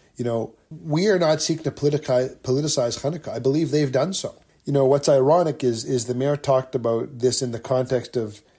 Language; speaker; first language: English; native; English